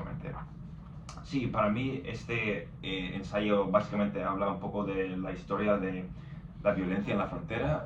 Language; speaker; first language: Spanish; non-native, fluent; English